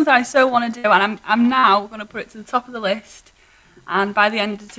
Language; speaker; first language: English; native; English